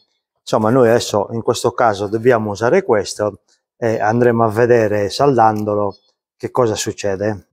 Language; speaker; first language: Italian; native; Italian